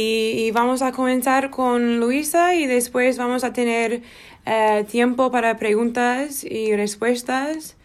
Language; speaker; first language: Spanish; non-native, learner; Portuguese